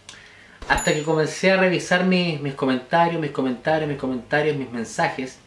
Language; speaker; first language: Spanish; native; Spanish